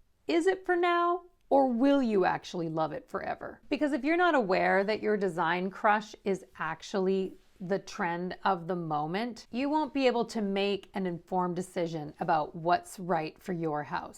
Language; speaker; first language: English; native; English